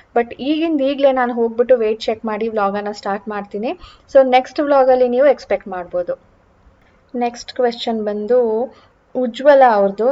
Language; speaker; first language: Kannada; non-native, local second language; Marathi